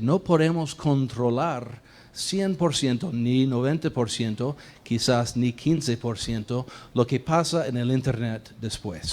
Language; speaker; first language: Spanish; non-native, fluent; English